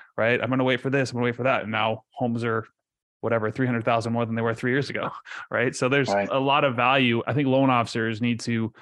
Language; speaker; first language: English; early bilingual, other home language; Spanish